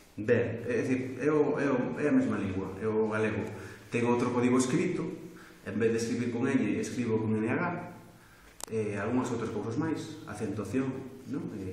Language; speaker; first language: Galician; non-native, local second language; Spanish